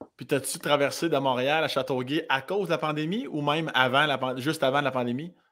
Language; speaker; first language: French; native; French